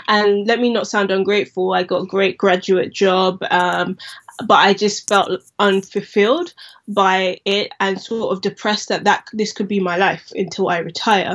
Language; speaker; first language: English; native; English